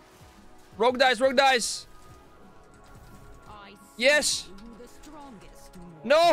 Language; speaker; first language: English; non-native, fluent; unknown